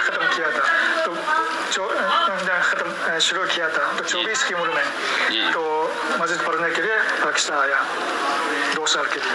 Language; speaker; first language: Hindi; non-native, fluent; Japanese